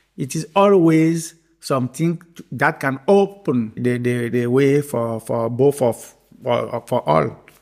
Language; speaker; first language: English; non-native, fluent; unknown